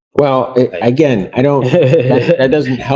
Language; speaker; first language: English; native; English